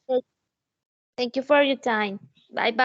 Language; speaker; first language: English; non-native, learner; Spanish